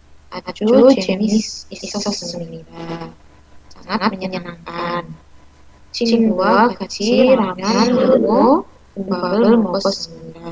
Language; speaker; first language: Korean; non-native, learner; Indonesian